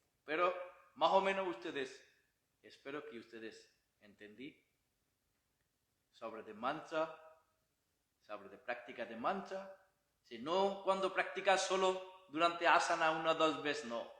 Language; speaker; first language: Spanish; non-native, learner; Bangla